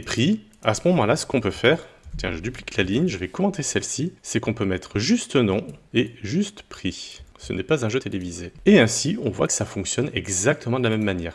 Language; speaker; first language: French; native; French